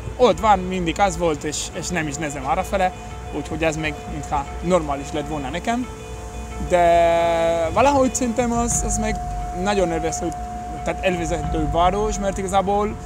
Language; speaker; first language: Hungarian; non-native, fluent; French